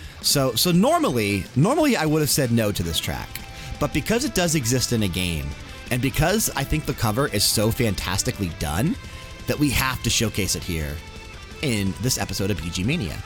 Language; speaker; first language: English; native; English